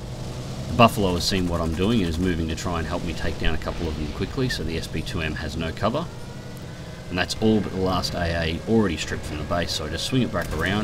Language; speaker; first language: English; native; English